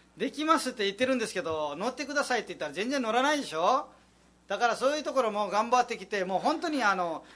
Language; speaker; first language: Japanese; non-native, fluent; Nepali